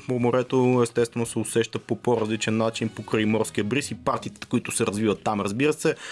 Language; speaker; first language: Bulgarian; native; Bulgarian